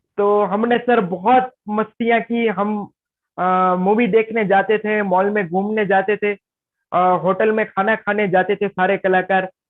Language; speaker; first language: Hindi; non-native, local second language; Gujarati